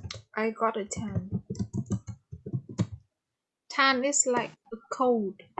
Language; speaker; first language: English; non-native, fluent; Vietnamese